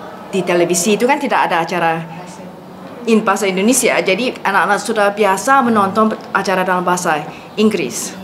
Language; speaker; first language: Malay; non-native, fluent; English